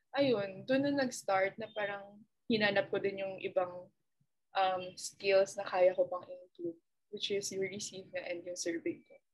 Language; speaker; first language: Filipino; native; Filipino